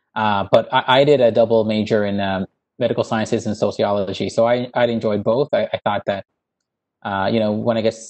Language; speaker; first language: English; native; English